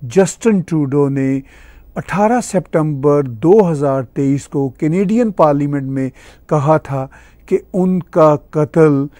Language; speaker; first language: Urdu; non-native, local second language; Punjabi